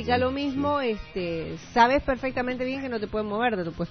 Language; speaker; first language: Spanish; native; Spanish